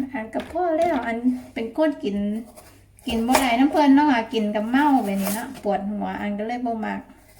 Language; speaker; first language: Thai; native; Thai